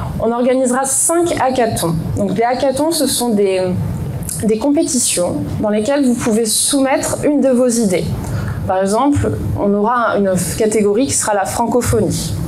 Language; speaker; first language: French; native; French